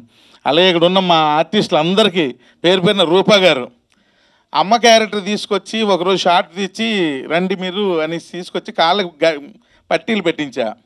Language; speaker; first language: Telugu; native; Telugu